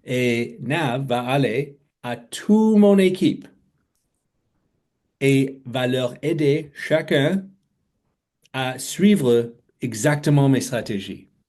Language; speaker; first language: French; non-native, fluent; English